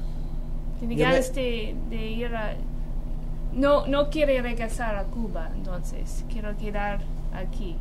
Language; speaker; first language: Spanish; non-native, learner; English